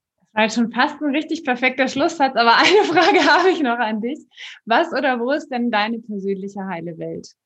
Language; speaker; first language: German; native; German